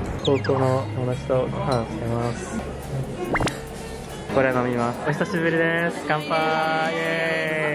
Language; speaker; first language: Japanese; native; Japanese